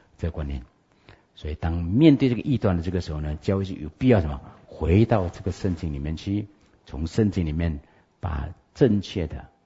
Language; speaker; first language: Chinese; native; Chinese